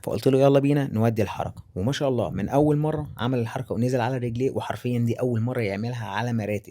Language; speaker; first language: Arabic; native; Arabic